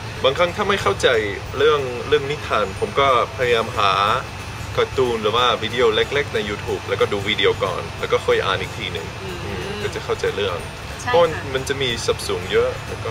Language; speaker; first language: Thai; non-native, fluent; Dutch